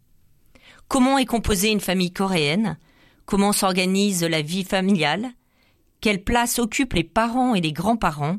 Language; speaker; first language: French; native; French